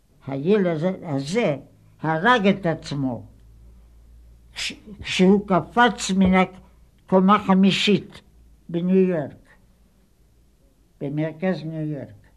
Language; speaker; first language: Hebrew; non-native, fluent; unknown